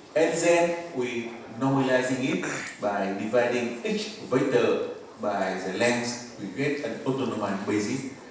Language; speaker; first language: English; non-native, fluent; Vietnamese